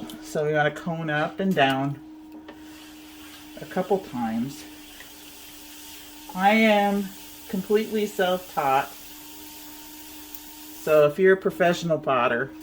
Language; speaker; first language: English; native; English